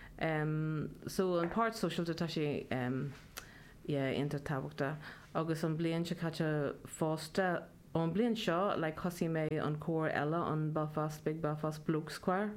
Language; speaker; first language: Irish; non-native, local second language; English